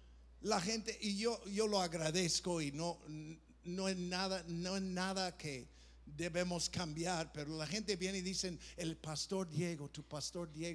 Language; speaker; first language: Spanish; non-native, fluent; English